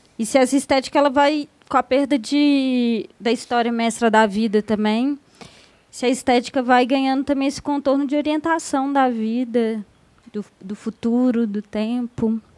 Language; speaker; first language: Portuguese; native; Portuguese